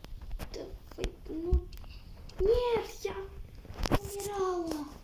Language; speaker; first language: Russian; non-native, local second language; Uzbek